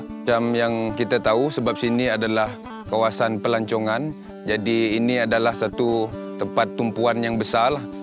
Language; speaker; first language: Malay; non-native, local second language; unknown